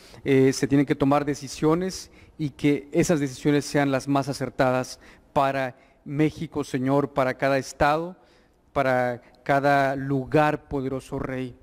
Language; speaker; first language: Spanish; native; Spanish